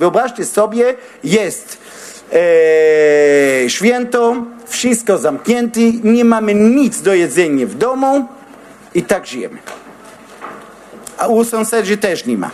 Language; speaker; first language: Polish; non-native, learner; Hebrew